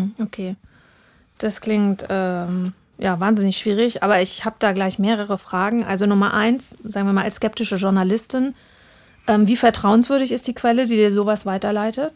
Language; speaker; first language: German; native; German